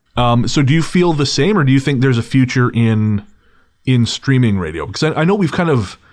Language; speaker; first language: English; native; English